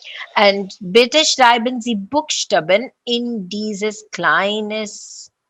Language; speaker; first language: German; non-native, learner; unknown